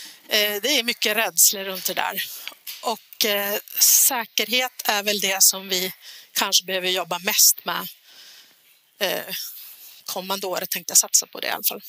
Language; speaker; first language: Swedish; native; Swedish